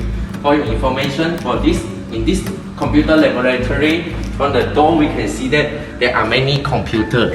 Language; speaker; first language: English; non-native, local second language; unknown